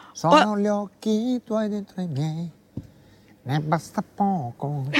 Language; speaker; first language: Italian; native; Italian